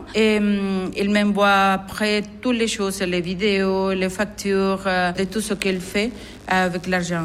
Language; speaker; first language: French; non-native, fluent; Spanish